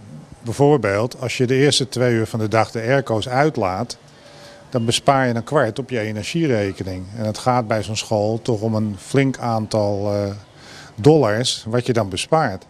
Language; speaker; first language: Dutch; native; Dutch